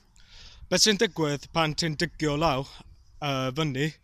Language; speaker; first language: Welsh; non-native, learner; English